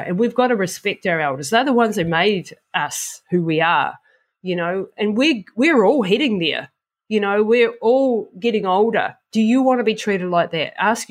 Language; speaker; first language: English; native; English